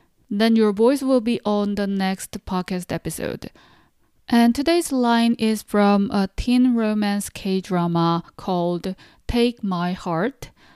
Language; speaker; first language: English; non-native, fluent; Korean